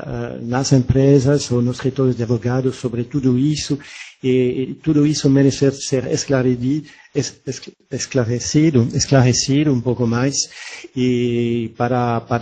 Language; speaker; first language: Portuguese; non-native, fluent; French